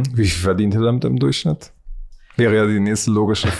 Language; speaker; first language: German; native; German